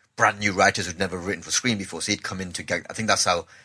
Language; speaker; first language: English; native; English